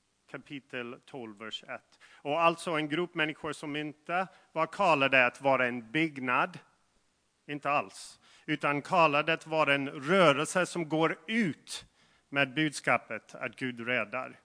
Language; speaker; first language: Swedish; non-native, fluent; English